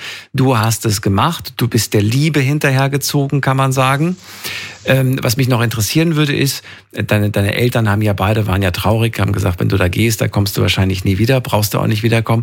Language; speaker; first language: German; native; German